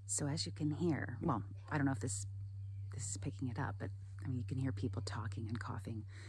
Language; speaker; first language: English; native; English